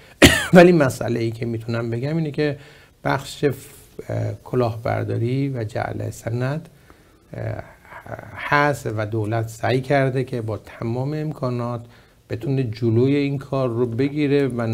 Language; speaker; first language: Persian; native; Persian